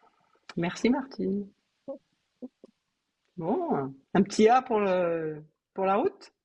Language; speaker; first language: French; native; French